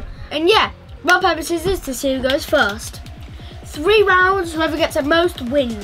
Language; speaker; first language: English; native; English